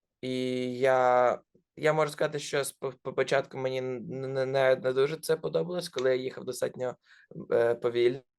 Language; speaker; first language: Ukrainian; non-native, local second language; Russian